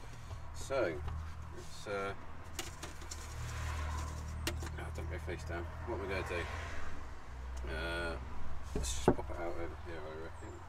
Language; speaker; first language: English; native; English